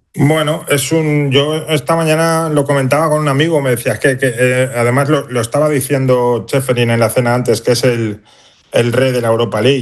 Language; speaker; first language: Spanish; native; Spanish